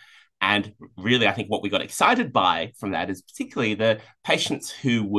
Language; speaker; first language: English; native; English